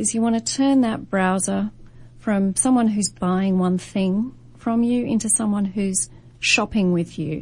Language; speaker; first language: English; native; English